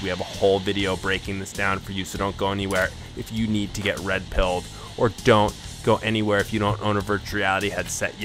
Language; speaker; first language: English; native; English